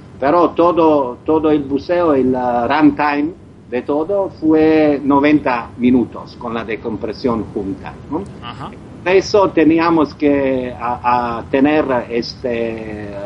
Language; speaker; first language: Spanish; non-native, learner; Croatian